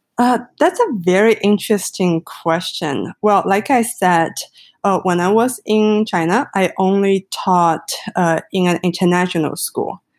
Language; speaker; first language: English; non-native, fluent; Chinese